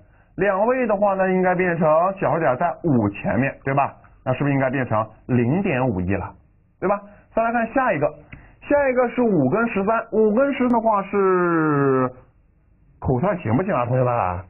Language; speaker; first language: Chinese; native; Chinese